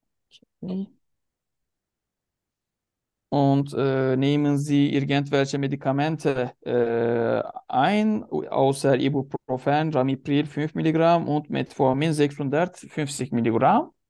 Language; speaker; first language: German; non-native, learner; Turkish